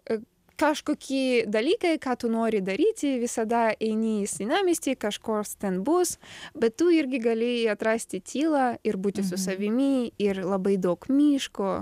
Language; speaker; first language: Lithuanian; non-native, learner; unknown